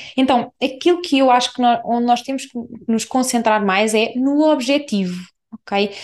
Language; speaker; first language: Portuguese; native; Portuguese